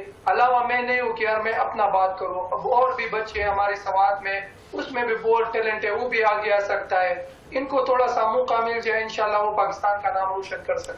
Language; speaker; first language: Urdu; non-native, local second language; Pashto